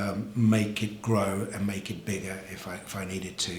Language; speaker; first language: English; native; English